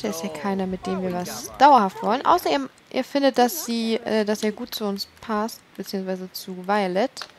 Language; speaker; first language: German; native; German